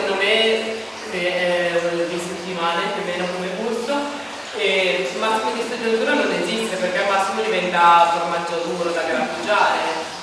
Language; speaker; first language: Italian; native; Italian